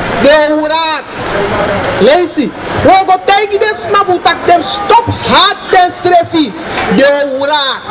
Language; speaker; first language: Dutch; non-native, local second language; Sranan Tongo